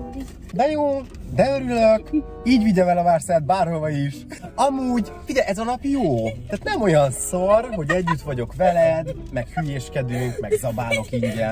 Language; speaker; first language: Hungarian; native; Hungarian